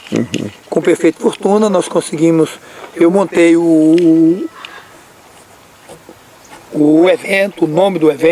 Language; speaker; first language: Portuguese; native; Portuguese